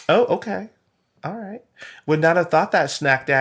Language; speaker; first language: English; native; English